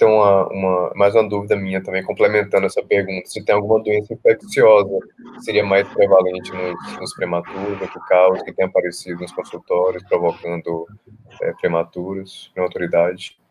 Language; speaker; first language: Portuguese; native; Portuguese